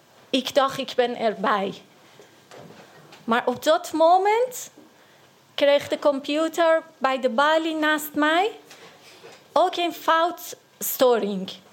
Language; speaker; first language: Dutch; non-native, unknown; Persian